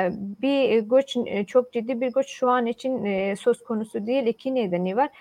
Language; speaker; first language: Turkish; non-native, fluent; Persian